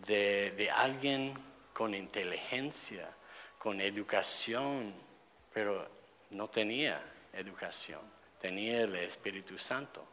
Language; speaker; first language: Spanish; non-native, fluent; English